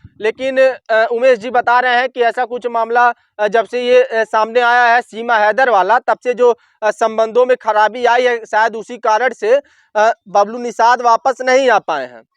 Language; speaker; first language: Hindi; native; Hindi